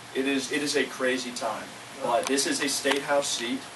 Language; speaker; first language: English; native; English